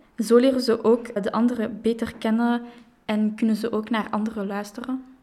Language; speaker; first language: Dutch; non-native, local second language; French